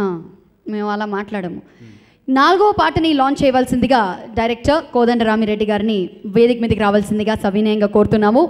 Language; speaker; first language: Telugu; native; Telugu